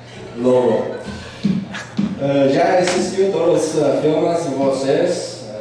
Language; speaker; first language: Portuguese; non-native, learner; English